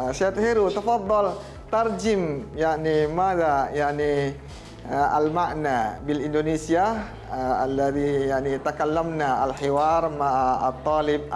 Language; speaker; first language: Arabic; non-native, fluent; Indonesian